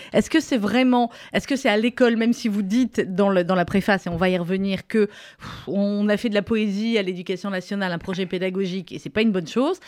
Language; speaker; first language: French; native; French